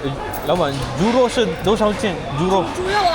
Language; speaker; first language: Chinese; non-native, learner; Sinhala